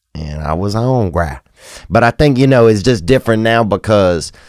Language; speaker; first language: English; native; English